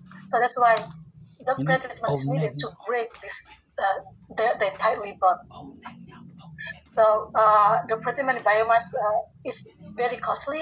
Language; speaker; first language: English; non-native, fluent; Indonesian